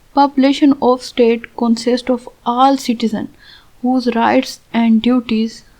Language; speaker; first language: English; non-native, local second language; Urdu